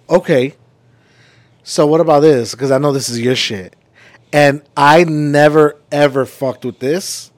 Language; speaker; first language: English; early bilingual, other home language; Spanish